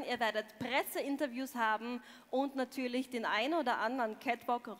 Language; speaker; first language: German; native; German